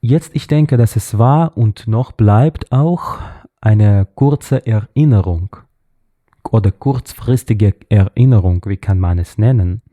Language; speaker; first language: German; non-native, learner; Russian